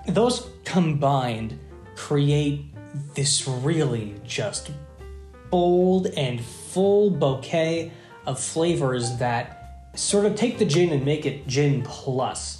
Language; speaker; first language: English; native; English